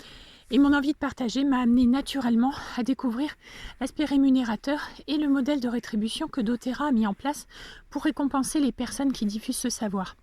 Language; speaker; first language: French; native; French